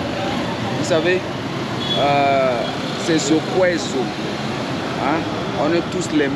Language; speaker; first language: French; non-native, local second language; Sango